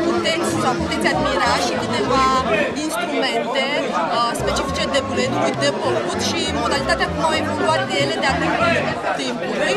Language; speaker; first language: Romanian; native; Romanian